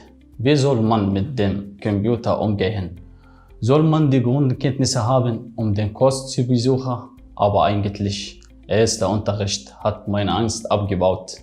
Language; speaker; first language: German; non-native, learner; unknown